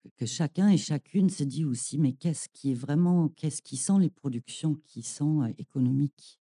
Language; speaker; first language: French; non-native, fluent; German